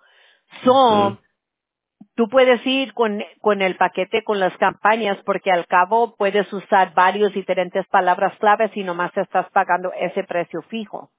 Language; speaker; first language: Spanish; early bilingual, heritage; Spanish